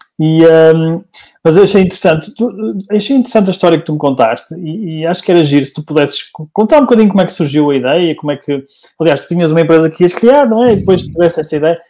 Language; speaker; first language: Portuguese; native; Portuguese